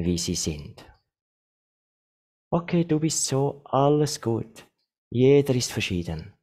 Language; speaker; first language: German; non-native, fluent; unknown